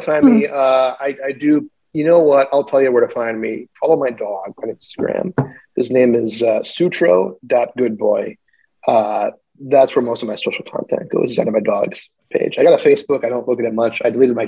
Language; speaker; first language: English; native; English